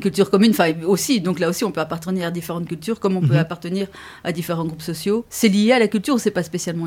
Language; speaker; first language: French; native; French